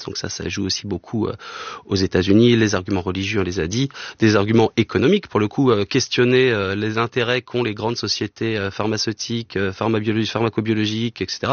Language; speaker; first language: French; native; French